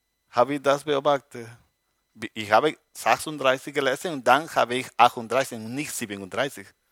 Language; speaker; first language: German; non-native, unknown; Spanish